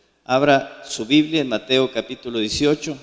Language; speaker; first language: Spanish; native; Spanish